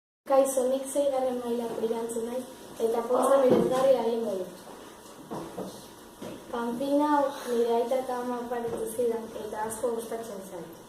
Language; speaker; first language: Basque; non-native, local second language; Spanish